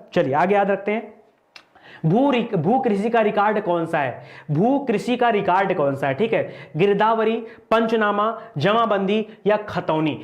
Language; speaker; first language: Hindi; native; Hindi